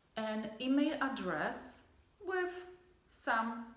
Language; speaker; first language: English; non-native, fluent; Polish